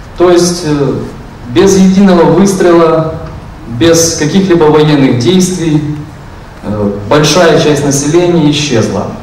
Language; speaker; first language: Russian; non-native, local second language; Ukrainian